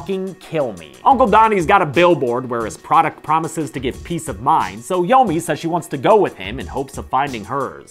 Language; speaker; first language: English; native; English